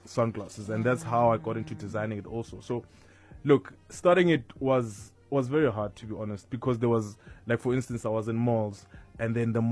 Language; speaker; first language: English; non-native, local second language; Zulu